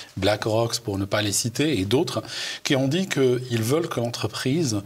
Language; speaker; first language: French; non-native, local second language; Arabic